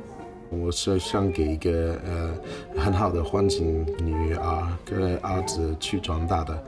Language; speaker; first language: Chinese; non-native, fluent; French